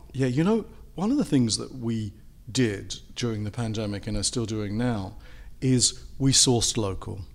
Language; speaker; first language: English; native; English